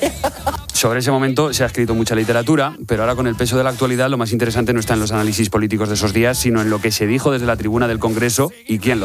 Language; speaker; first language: Spanish; native; Spanish